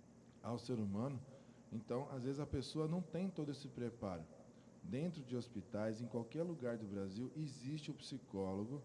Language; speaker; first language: Portuguese; native; Portuguese